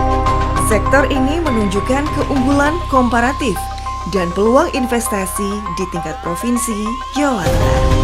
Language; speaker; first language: Indonesian; native; Indonesian